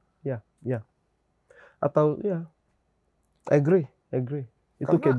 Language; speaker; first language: Indonesian; non-native, fluent; English